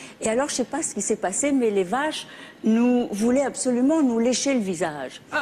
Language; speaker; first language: French; early bilingual, heritage; French